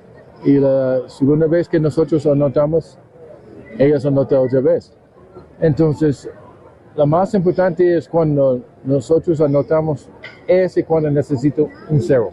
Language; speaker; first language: Spanish; non-native, fluent; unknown